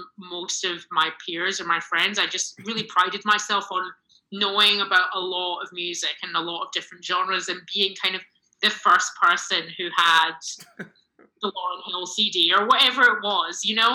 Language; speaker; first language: English; native; English